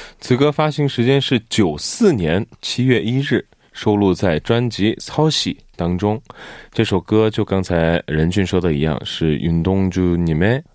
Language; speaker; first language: Chinese; non-native, fluent; Korean